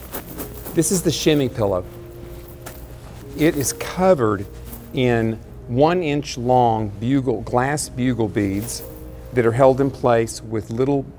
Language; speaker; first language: English; native; English